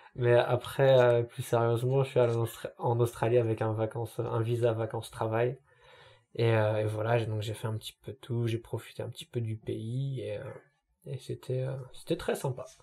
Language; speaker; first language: French; native; French